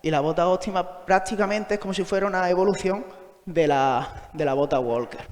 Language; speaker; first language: Spanish; native; Spanish